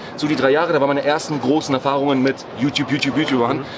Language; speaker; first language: German; early bilingual, other home language; Ukrainian